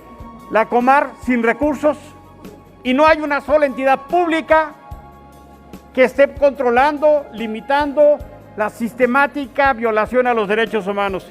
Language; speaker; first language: Spanish; native; Spanish